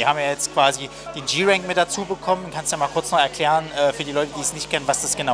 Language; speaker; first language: German; native; German